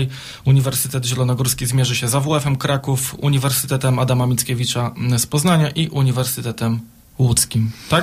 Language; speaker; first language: Polish; native; Polish